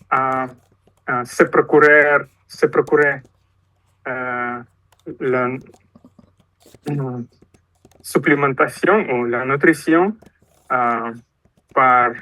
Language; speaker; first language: French; non-native, fluent; Russian